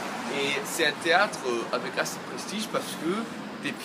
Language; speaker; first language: French; non-native, fluent; English